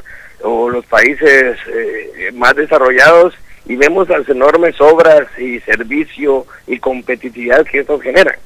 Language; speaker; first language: Spanish; native; Spanish